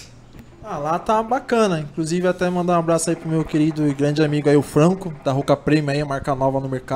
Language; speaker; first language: Portuguese; native; Portuguese